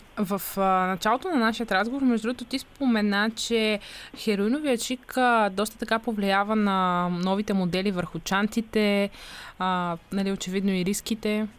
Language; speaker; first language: Bulgarian; native; Bulgarian